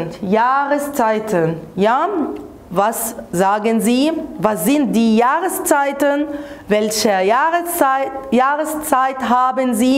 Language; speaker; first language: German; non-native, fluent; Arabic